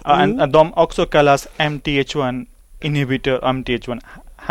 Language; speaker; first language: Swedish; non-native, learner; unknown